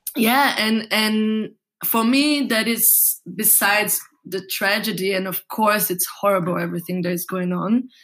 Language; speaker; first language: English; non-native, fluent; Portuguese